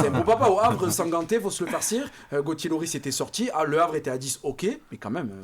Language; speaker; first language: French; native; French